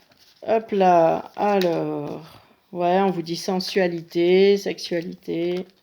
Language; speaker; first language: French; native; French